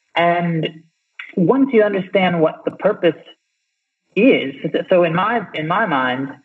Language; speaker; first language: English; native; English